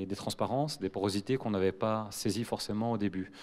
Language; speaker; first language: French; native; French